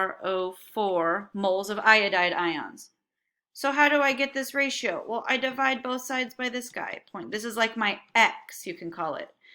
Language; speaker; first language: English; native; English